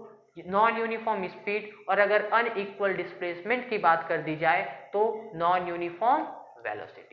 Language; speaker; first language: Hindi; native; Hindi